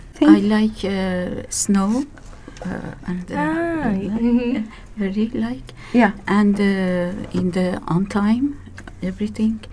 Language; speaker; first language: English; non-native, learner; Persian